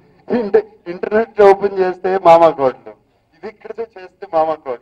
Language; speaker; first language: Telugu; native; Telugu